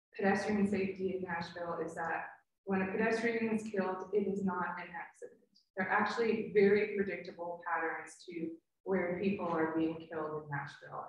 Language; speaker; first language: English; native; English